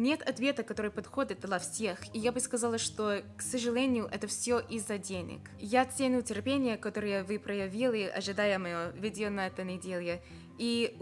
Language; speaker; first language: Russian; non-native, fluent; English